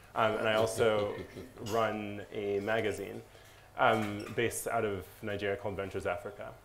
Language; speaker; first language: English; native; English